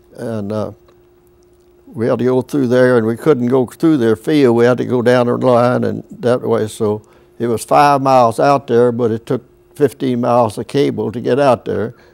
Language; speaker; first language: English; native; English